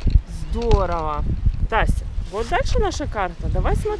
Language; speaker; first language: Russian; native; Russian